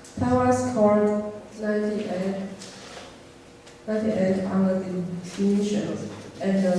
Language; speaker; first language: English; non-native, learner; Chinese